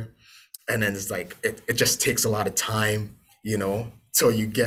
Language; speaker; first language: English; non-native, local second language; Akan